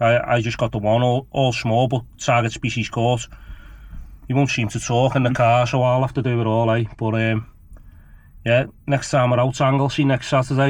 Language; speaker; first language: English; native; English